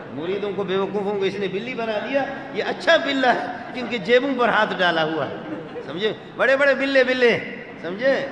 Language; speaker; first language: Urdu; non-native, local second language; Baluchi